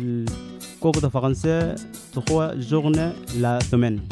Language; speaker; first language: French; non-native, learner; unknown